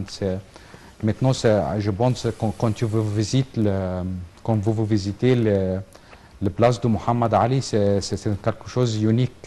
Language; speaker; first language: French; non-native, learner; Arabic